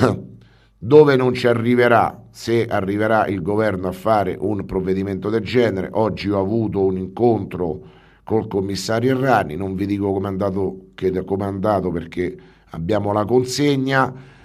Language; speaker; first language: Italian; native; Italian